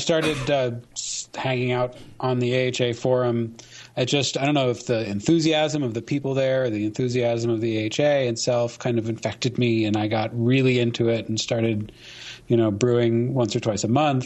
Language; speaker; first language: English; native; English